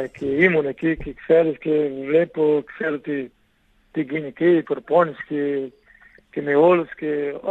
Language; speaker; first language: Greek; non-native, learner; Portuguese